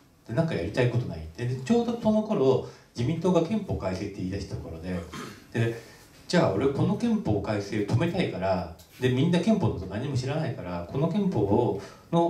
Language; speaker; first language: Japanese; native; Japanese